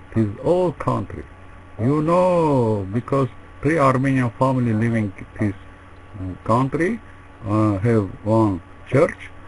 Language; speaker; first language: English; non-native, learner; Russian